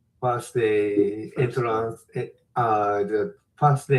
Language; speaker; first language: English; non-native, learner; Japanese